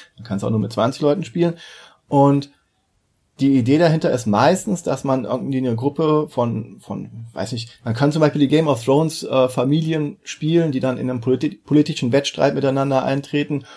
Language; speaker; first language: German; native; German